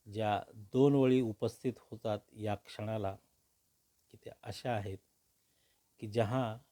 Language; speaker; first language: Hindi; native; Hindi